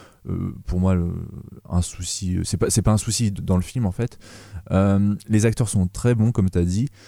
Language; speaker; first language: French; native; French